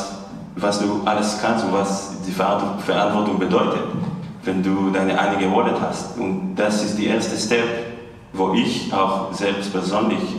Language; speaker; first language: German; non-native, fluent; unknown